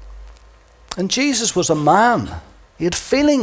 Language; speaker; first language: English; native; English